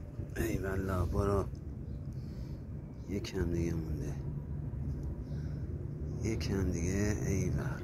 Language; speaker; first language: Persian; native; Persian